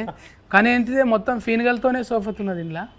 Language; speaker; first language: Telugu; native; Telugu